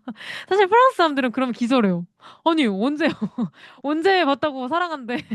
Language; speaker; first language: Korean; native; Korean